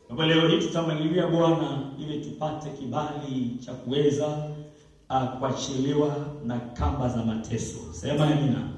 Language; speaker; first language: Swahili; non-native, local second language; Luyia